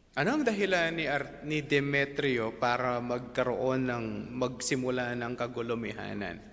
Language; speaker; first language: Filipino; non-native, local second language; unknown